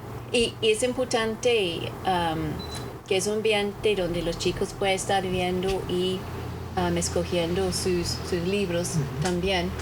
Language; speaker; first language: Spanish; non-native, fluent; English